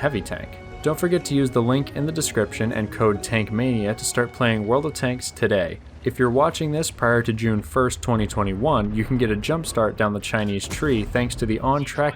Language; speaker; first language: English; native; English